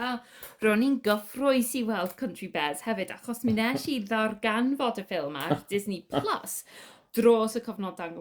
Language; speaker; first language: Welsh; non-native, fluent; English